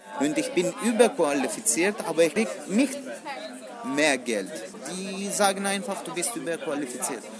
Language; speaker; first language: German; non-native, learner; Greek